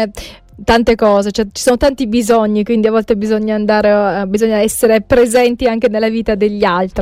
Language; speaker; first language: Italian; native; Italian